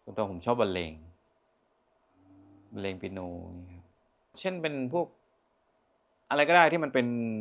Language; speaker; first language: Thai; native; Thai